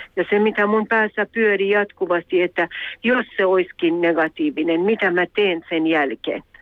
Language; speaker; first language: Finnish; non-native, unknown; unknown